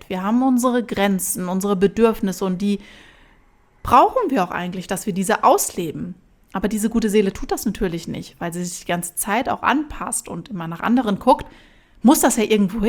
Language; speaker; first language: German; native; German